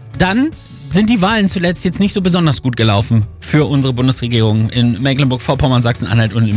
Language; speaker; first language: German; native; German